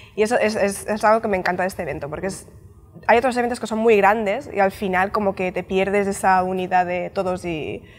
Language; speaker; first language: Spanish; native; Spanish